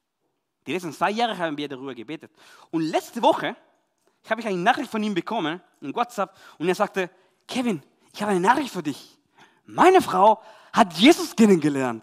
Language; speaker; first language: German; non-native, learner; Spanish